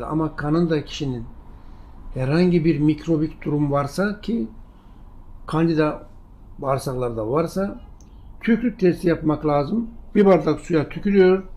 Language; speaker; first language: Turkish; native; Turkish